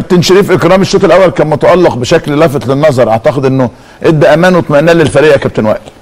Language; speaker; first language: Arabic; native; Arabic